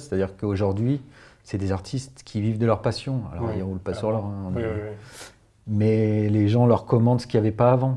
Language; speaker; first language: French; native; French